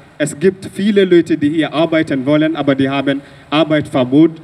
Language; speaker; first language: German; non-native, fluent; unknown